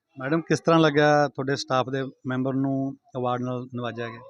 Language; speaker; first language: Punjabi; native; Punjabi